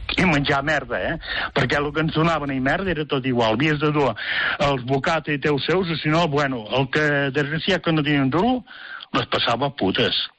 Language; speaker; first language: Catalan; native; Catalan